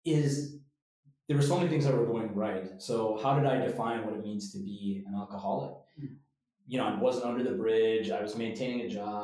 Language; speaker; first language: English; native; English